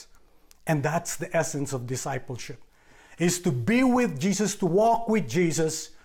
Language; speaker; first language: English; non-native, local second language; Filipino